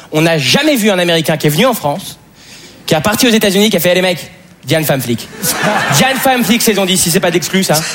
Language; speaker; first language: French; native; French